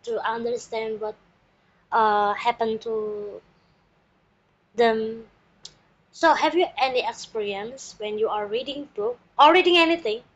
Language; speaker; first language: English; non-native, learner; Indonesian